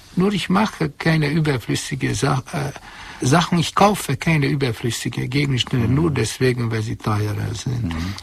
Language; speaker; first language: German; non-native, fluent; Hungarian